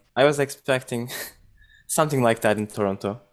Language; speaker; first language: English; non-native, fluent; Turkish